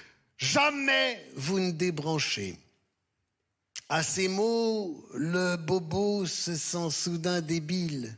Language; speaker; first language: French; native; French